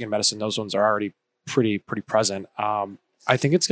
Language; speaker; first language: English; native; English